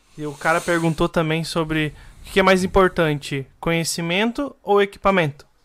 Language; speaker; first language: Portuguese; native; Portuguese